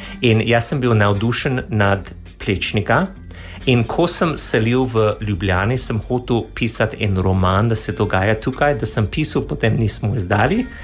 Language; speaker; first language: Slovenian; non-native, fluent; English